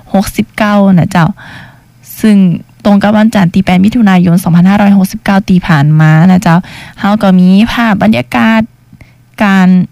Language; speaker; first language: Thai; non-native, local second language; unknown